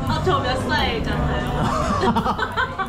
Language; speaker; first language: Korean; non-native, fluent; Vietnamese